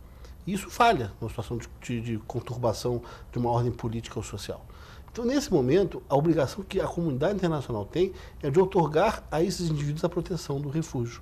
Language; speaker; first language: Portuguese; native; Portuguese